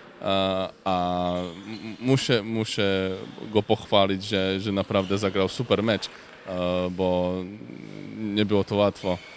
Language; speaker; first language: Polish; non-native, fluent; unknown